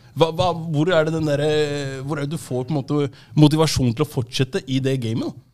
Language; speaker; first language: Norwegian; native; Norwegian